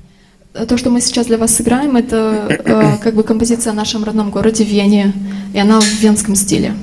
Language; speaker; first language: Russian; native; Russian